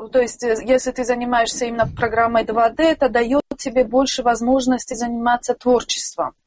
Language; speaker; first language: Russian; non-native, local second language; Tajik